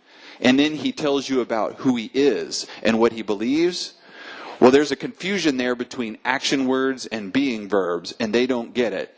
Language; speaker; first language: English; native; English